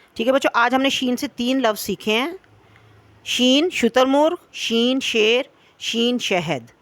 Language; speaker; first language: Urdu; native; Urdu